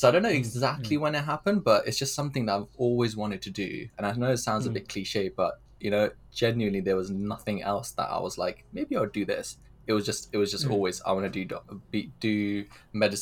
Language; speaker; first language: English; early bilingual, other home language; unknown